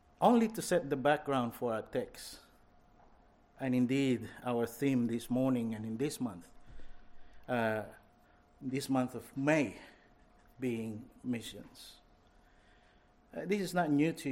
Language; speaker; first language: English; non-native, local second language; Filipino